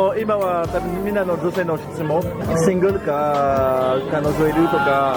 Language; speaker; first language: Japanese; non-native, fluent; French